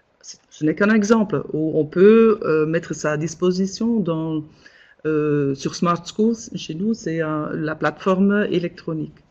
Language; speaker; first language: French; non-native, local second language; Dutch